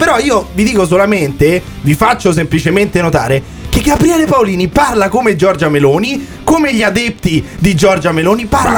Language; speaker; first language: Italian; native; Italian